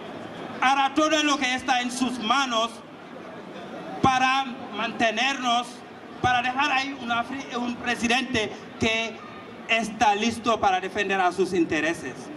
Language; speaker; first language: Spanish; non-native, fluent; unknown